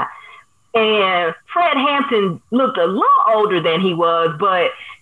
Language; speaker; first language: English; native; English